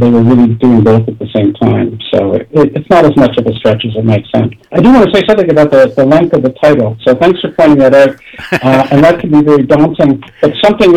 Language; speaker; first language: English; native; English